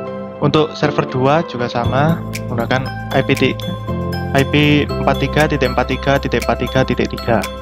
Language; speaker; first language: Indonesian; native; Indonesian